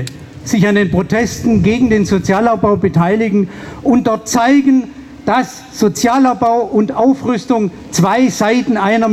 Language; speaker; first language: German; native; German